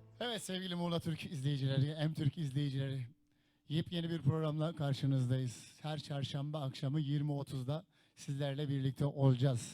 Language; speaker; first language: Turkish; native; Turkish